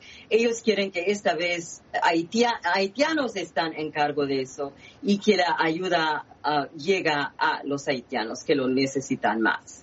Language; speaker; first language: Spanish; non-native, fluent; Haitian Creole